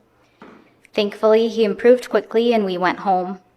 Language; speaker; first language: English; native; English